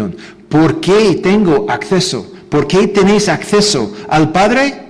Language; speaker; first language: Spanish; non-native, fluent; English